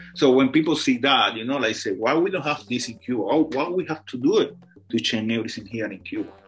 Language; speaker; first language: English; non-native, fluent; Spanish